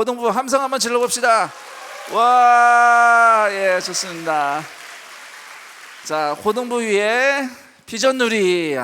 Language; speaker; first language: Korean; native; Korean